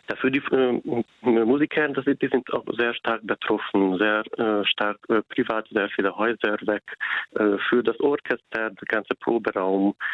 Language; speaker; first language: German; non-native, fluent; Hungarian